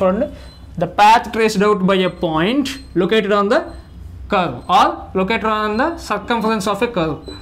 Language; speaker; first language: English; non-native, local second language; Telugu